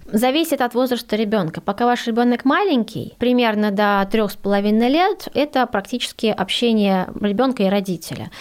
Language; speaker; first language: Russian; early bilingual, heritage; Russian